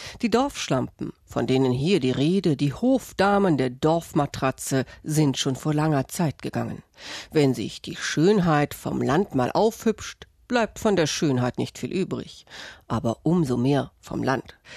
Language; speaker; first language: German; native; German